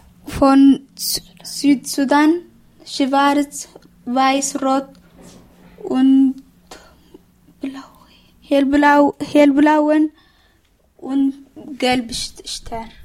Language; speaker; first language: German; non-native, learner; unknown